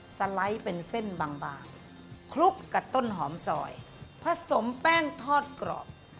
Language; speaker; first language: Thai; native; Thai